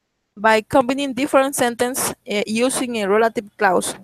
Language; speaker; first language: English; non-native, learner; Spanish